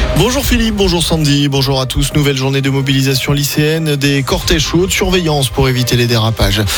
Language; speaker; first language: French; native; French